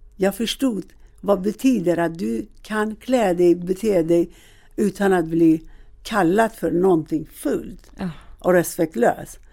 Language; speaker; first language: Swedish; non-native, fluent; Persian